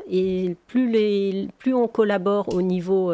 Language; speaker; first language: French; native; French